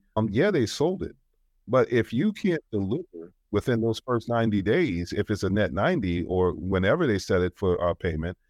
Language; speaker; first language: English; native; English